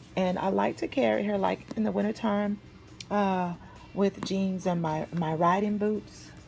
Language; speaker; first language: English; native; English